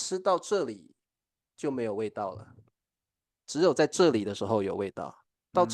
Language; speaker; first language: Chinese; native; Chinese